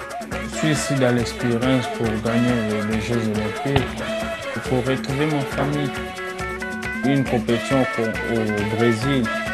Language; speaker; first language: French; non-native, learner; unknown